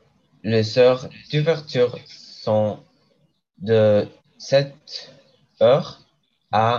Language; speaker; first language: French; non-native, learner; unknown